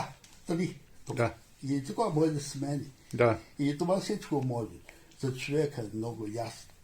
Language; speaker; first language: Bulgarian; non-native, learner; Chinese